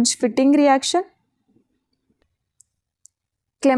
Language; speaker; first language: English; non-native, local second language; Telugu